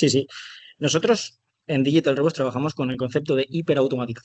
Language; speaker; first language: Spanish; native; Spanish